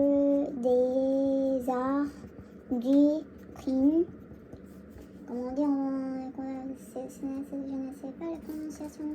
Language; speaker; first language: French; non-native, learner; Korean